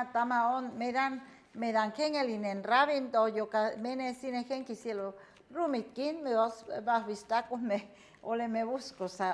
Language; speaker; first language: Finnish; non-native, fluent; Spanish